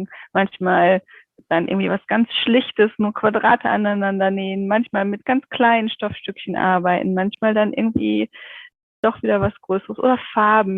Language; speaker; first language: German; native; German